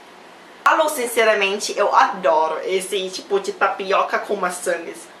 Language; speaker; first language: Portuguese; non-native, learner; Thai